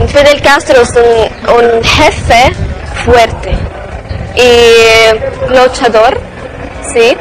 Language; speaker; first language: Spanish; non-native, learner; Arabic